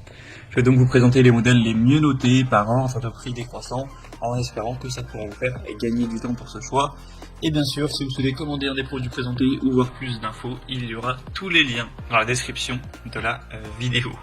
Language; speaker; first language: French; native; French